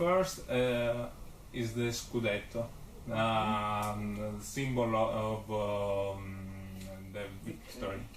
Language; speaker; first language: English; non-native, learner; Italian